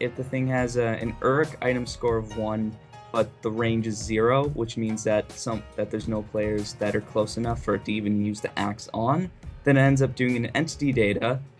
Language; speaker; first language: English; native; English